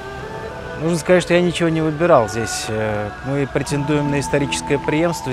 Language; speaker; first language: Russian; native; Russian